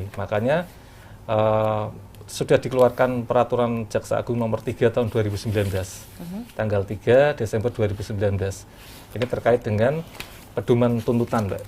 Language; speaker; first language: Indonesian; native; Indonesian